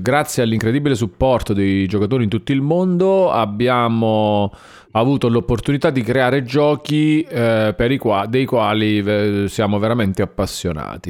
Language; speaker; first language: Italian; native; Italian